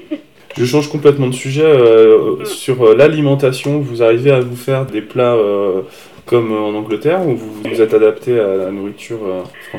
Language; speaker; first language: French; native; French